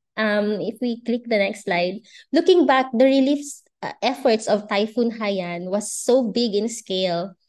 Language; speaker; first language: English; non-native, local second language; Bikol